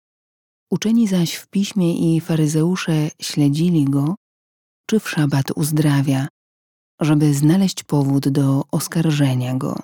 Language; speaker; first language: Polish; native; Polish